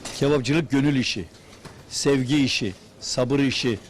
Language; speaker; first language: Turkish; native; Turkish